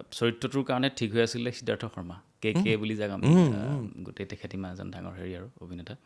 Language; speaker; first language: Assamese; native; Assamese